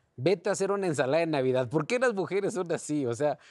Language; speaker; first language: Spanish; native; Spanish